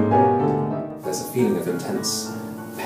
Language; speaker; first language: English; native; English